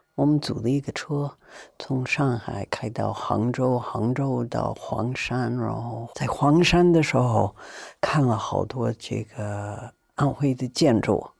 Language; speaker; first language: Chinese; non-native, fluent; English